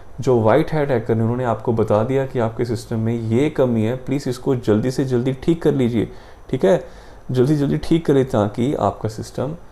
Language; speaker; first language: Hindi; non-native, local second language; Punjabi